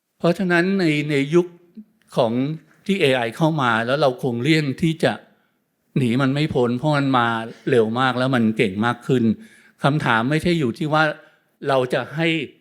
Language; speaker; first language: Thai; native; Thai